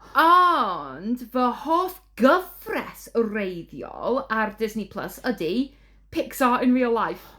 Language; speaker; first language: Welsh; non-native, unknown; English